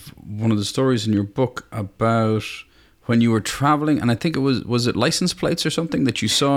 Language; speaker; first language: English; native; English